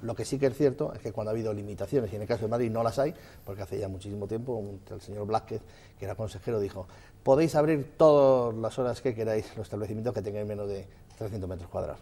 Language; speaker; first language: Spanish; native; Spanish